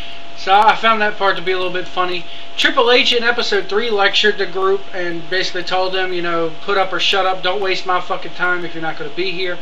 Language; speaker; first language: English; native; English